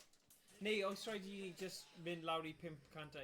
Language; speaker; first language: Welsh; native; Welsh